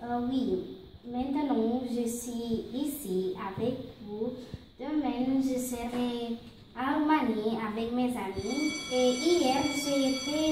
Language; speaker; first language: French; non-native, learner; Romanian